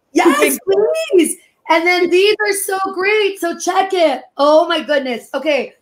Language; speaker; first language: English; early bilingual, other home language; Spanish